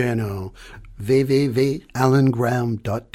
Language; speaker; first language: German; non-native, fluent; English